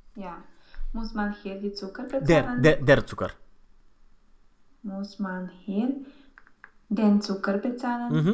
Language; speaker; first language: German; non-native, learner; Romanian